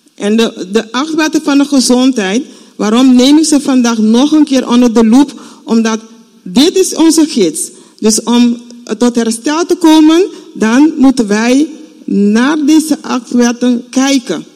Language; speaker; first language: Dutch; non-native, fluent; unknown